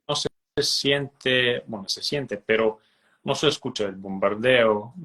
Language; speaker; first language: Spanish; non-native, fluent; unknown